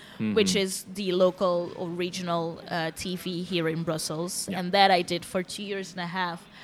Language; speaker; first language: English; non-native, fluent; Dutch